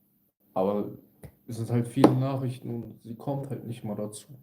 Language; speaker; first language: German; early bilingual, other home language; Kurdish